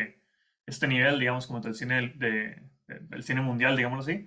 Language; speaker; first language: Spanish; native; Spanish